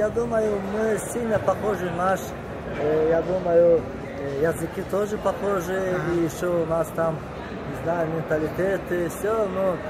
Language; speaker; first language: Russian; non-native, learner; Azerbaijani